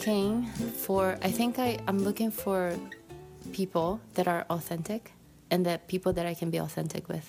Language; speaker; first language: English; non-native, fluent; Portuguese